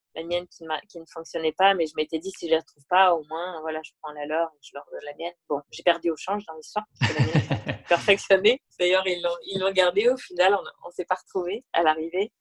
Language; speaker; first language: French; native; French